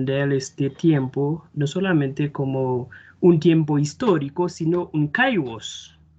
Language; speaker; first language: Spanish; non-native, fluent; Haitian Creole